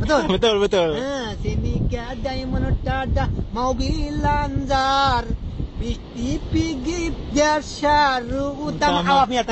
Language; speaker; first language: Indonesian; non-native, learner; Bangla